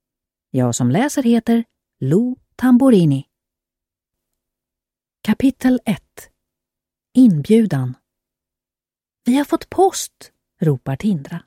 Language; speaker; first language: Swedish; native; Swedish